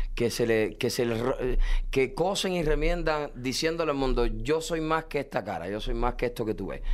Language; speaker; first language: Spanish; native; Spanish